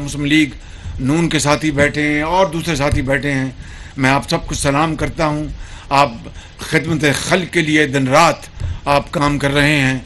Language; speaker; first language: Urdu; non-native, local second language; Punjabi